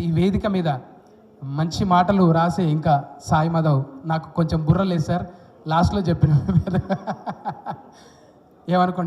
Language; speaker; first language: Telugu; native; Telugu